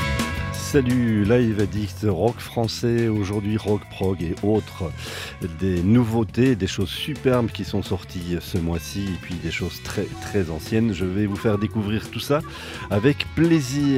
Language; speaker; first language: French; native; French